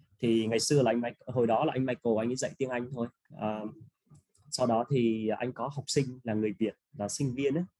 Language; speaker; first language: Vietnamese; native; Vietnamese